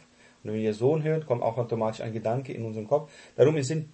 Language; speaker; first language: German; non-native, fluent; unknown